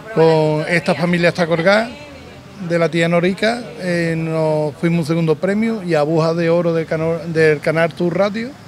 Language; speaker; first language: Spanish; native; Spanish